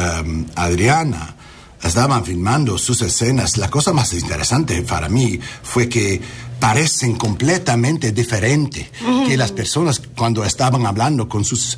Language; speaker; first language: Spanish; early bilingual, heritage; Spanish